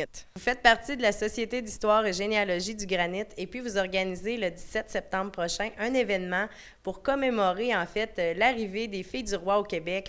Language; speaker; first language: French; native; French